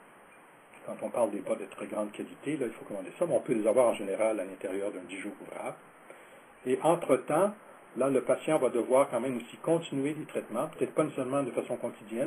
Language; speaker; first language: French; native; French